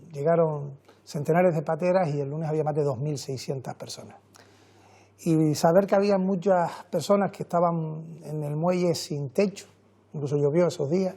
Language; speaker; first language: Spanish; native; Spanish